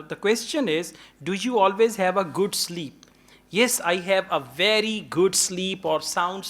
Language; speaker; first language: English; non-native, local second language; Urdu